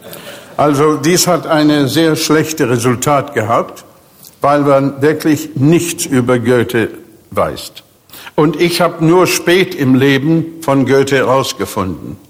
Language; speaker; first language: German; non-native, fluent; English